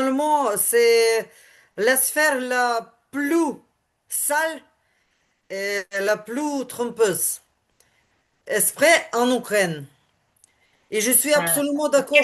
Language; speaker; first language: French; non-native, learner; Ukrainian